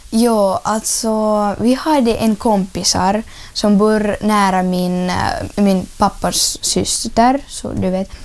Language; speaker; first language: Swedish; non-native, learner; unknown